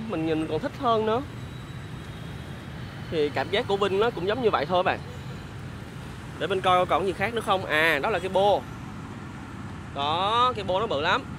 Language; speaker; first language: Vietnamese; native; Vietnamese